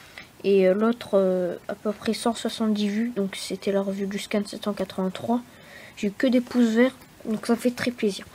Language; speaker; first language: French; native; French